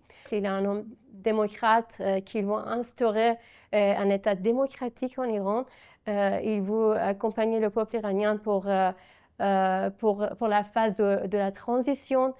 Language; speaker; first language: French; non-native, fluent; Persian